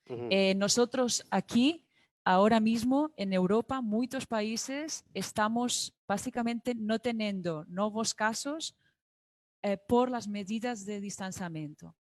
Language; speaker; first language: Spanish; non-native, fluent; Portuguese